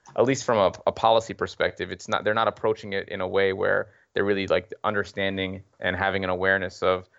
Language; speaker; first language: English; native; English